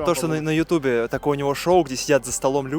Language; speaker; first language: Russian; native; Russian